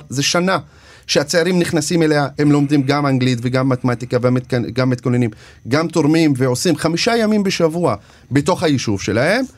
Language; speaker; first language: Hebrew; non-native, local second language; Arabic